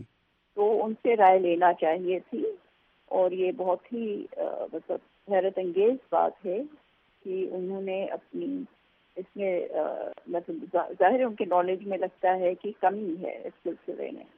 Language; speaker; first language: Urdu; native; Urdu